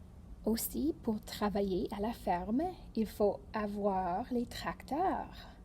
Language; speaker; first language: French; non-native, fluent; English